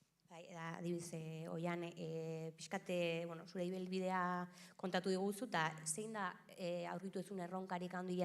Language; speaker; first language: Basque; native; Basque